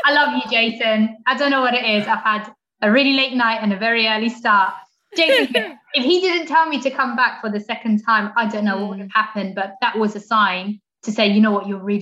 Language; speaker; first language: English; native; English